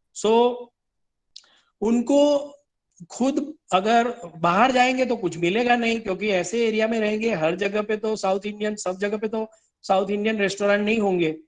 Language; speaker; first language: Hindi; non-native, local second language; Gujarati